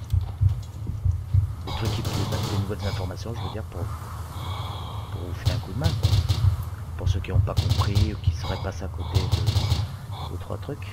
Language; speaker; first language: French; native; French